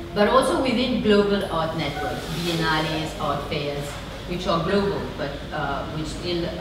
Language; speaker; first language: English; non-native, fluent; Morisyen